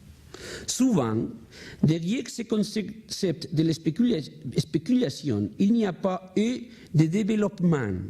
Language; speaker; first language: French; non-native, learner; Spanish